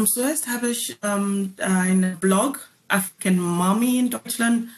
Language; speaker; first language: German; non-native, learner; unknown